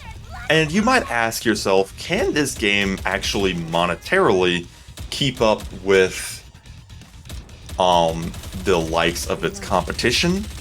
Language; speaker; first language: English; native; English